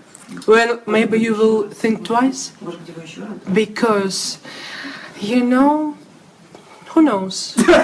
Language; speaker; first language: English; non-native, learner; Russian